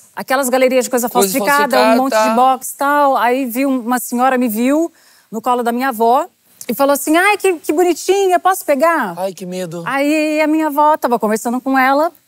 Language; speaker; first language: Portuguese; native; Portuguese